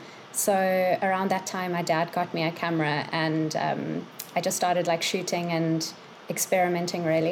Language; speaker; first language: English; native; English